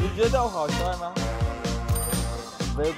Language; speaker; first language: Chinese; non-native, learner; Rundi